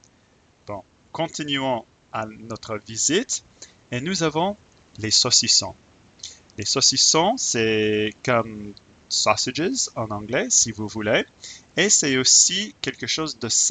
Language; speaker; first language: French; non-native, fluent; English